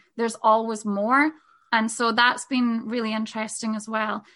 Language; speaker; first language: English; native; English